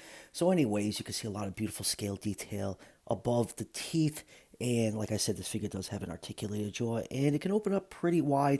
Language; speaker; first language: English; native; English